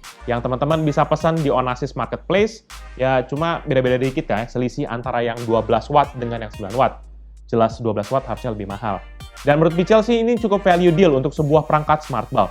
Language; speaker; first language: Indonesian; native; Indonesian